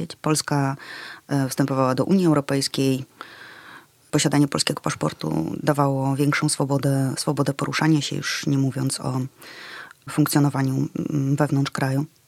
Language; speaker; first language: Polish; early bilingual, other home language; Ukrainian